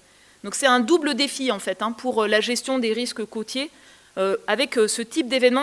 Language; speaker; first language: French; native; French